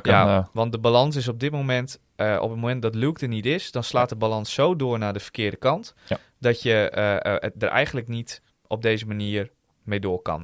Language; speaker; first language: Dutch; native; Dutch